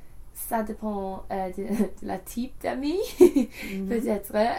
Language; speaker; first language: French; non-native, learner; English